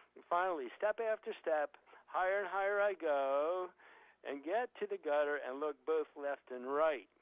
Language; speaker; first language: English; native; English